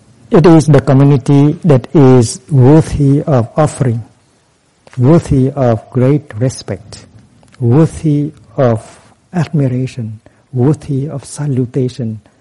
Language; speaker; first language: English; non-native, fluent; Vietnamese